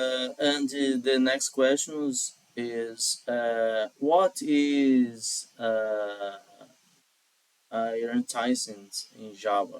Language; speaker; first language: English; non-native, learner; Portuguese